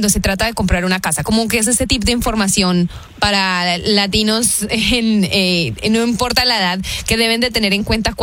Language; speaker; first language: Spanish; early bilingual, heritage; Spanish